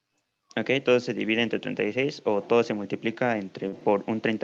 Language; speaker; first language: Spanish; native; Spanish